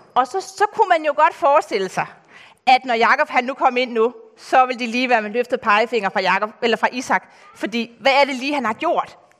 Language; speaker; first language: Danish; native; Danish